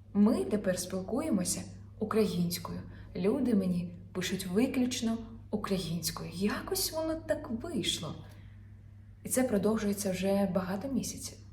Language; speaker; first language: Ukrainian; non-native, local second language; Russian